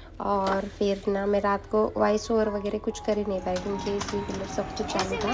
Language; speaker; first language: Hindi; native; Hindi